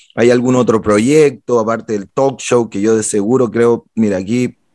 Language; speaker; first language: Spanish; native; Spanish